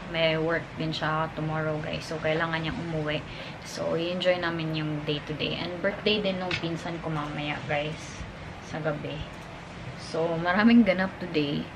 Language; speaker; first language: Filipino; non-native, local second language; Cebuano